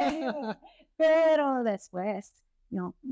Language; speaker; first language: Spanish; non-native, learner; English